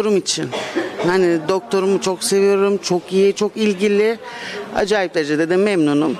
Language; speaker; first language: Turkish; native; Turkish